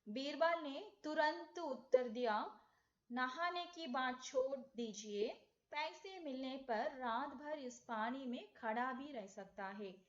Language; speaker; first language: Hindi; non-native, local second language; Tamil